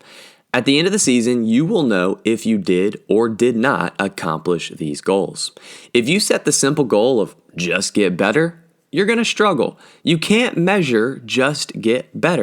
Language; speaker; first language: English; native; English